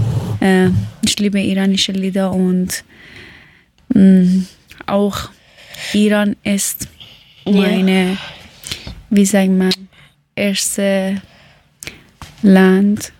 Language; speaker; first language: German; non-native, learner; Persian